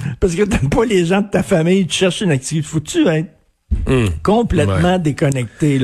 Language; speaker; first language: French; native; French